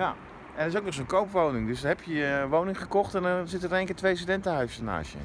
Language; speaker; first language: Dutch; native; Dutch